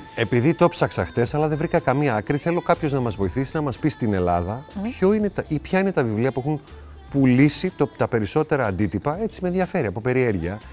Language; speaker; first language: Greek; native; Greek